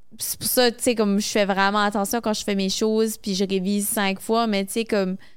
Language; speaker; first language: French; native; French